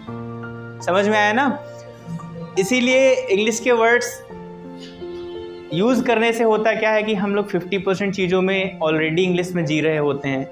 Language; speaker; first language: Hindi; native; Hindi